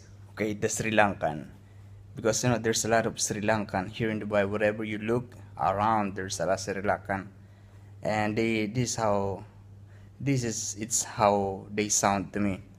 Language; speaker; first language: English; non-native, local second language; Filipino